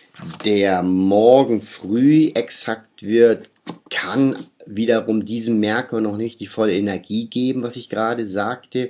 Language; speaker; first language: German; native; German